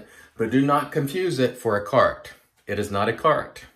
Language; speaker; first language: English; native; English